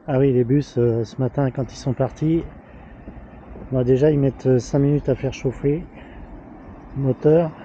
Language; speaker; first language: French; native; French